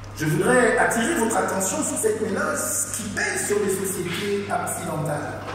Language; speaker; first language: French; native; French